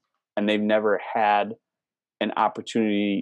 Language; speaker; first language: English; native; English